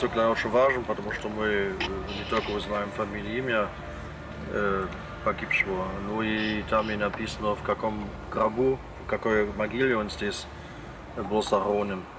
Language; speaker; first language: Russian; non-native, fluent; German